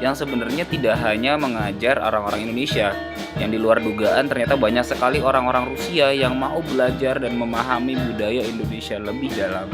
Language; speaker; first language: Indonesian; native; Indonesian